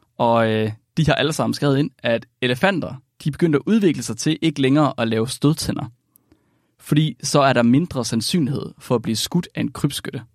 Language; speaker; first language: Danish; native; Danish